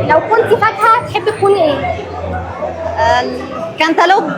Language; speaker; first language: Arabic; native; Arabic